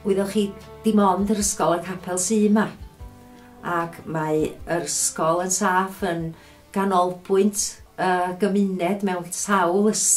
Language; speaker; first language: Welsh; native; Welsh